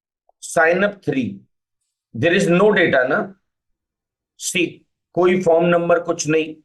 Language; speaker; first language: Hindi; native; Hindi